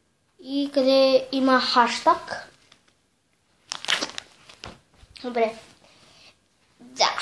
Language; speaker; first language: Bulgarian; early bilingual, heritage; Bulgarian